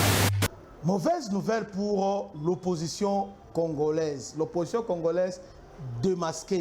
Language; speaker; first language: French; non-native, local second language; Lingala